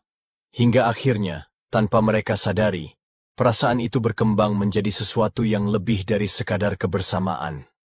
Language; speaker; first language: Indonesian; native; Indonesian